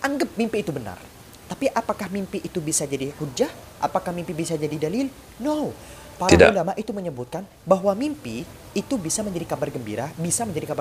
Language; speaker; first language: Indonesian; native; Indonesian